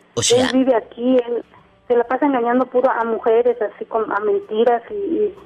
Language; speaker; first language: Spanish; native; Spanish